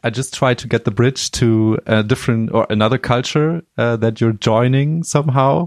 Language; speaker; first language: English; non-native, fluent; German